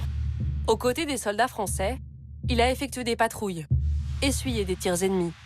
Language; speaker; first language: French; native; French